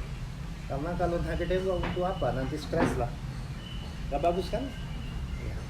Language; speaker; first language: Indonesian; non-native, learner; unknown